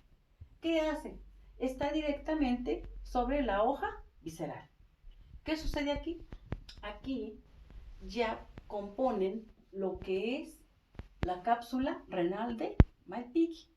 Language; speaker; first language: Spanish; native; Spanish